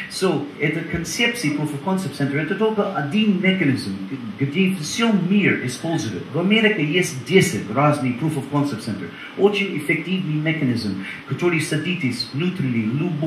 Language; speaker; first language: Russian; non-native, learner; English